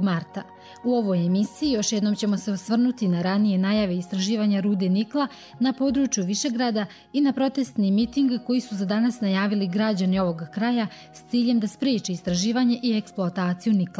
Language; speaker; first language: Serbian; native; Serbian